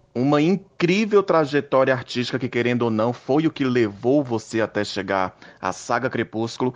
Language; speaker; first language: Portuguese; native; Portuguese